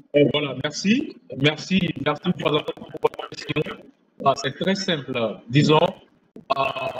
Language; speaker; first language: French; non-native, fluent; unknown